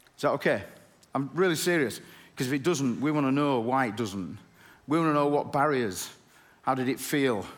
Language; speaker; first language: English; native; English